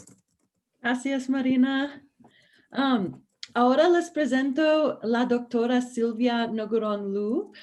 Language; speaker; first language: Spanish; non-native, learner; English